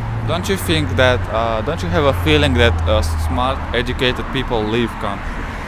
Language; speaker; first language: English; non-native, fluent; Russian